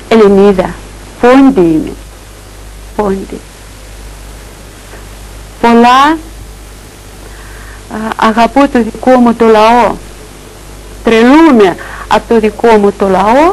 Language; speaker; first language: Greek; early bilingual, heritage; Greek